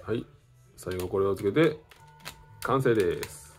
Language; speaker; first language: Japanese; native; Japanese